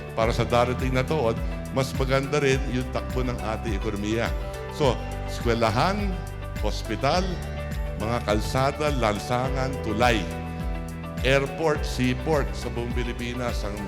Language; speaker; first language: Filipino; native; Filipino